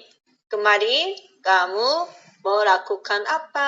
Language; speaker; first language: Indonesian; non-native, learner; Korean